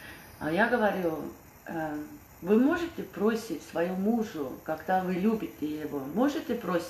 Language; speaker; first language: Russian; non-native, fluent; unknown